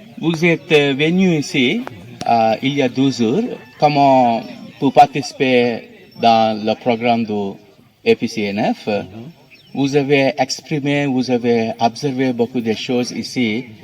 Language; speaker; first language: French; non-native, learner; Telugu